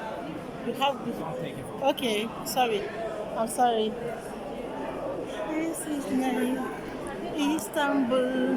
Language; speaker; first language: English; non-native, learner; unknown